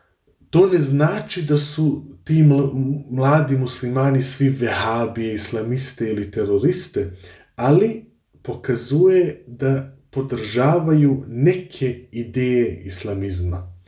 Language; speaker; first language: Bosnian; early bilingual, heritage; Bosnian